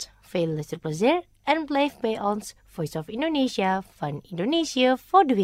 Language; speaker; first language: Dutch; non-native, local second language; Indonesian